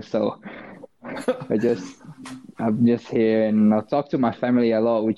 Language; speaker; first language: English; non-native, fluent; Portuguese